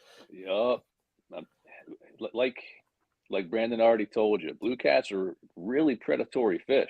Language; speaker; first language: English; native; English